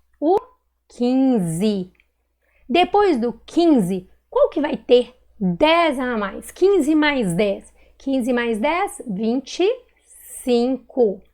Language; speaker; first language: Portuguese; native; Portuguese